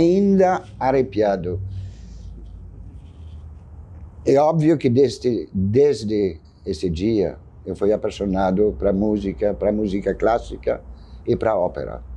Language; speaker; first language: Portuguese; non-native, fluent; French